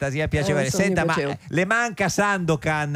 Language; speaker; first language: Italian; native; Italian